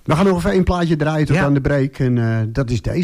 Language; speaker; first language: Dutch; native; Dutch